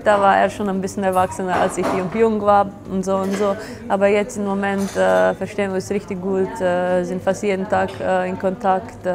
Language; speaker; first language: German; non-native, fluent; Slovenian